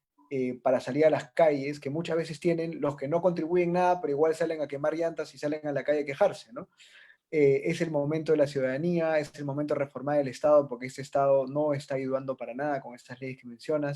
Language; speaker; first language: Spanish; native; Spanish